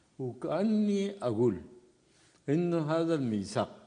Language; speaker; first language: Arabic; native; Arabic